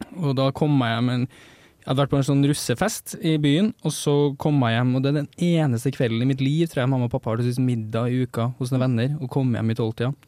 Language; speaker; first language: Norwegian; native; Norwegian